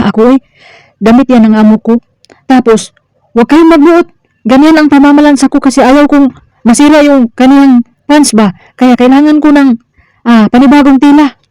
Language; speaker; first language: Filipino; non-native, local second language; Cebuano